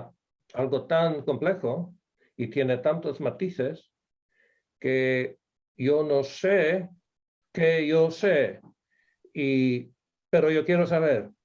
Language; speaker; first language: Spanish; non-native, fluent; Polish